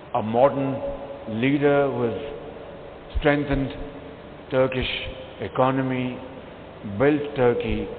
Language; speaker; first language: English; non-native, local second language; Urdu